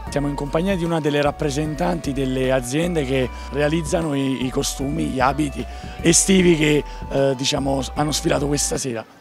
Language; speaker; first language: Italian; native; Italian